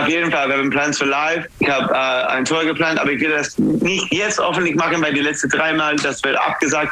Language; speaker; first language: German; non-native, learner; English